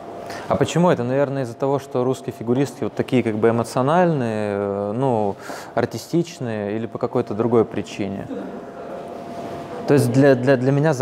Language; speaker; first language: Russian; native; Russian